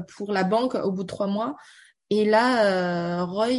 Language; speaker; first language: French; early bilingual, heritage; Chinese